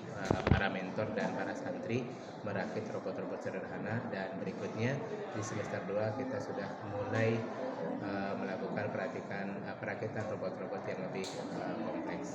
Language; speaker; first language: Indonesian; native; Indonesian